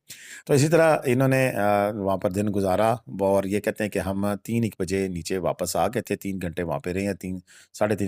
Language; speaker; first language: Hindi; non-native, local second language; Punjabi